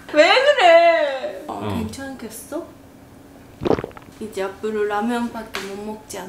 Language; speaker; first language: Korean; non-native, fluent; Japanese